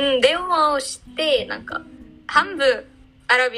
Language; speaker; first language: Japanese; non-native, learner; Arabic